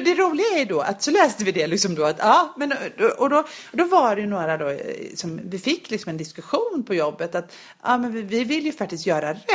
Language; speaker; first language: Swedish; native; Swedish